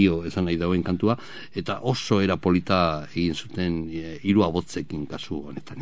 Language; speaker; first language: Basque; native; Basque